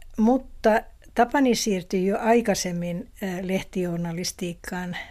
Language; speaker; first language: Finnish; non-native, local second language; Swedish